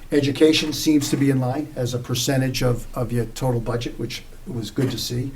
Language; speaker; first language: English; native; English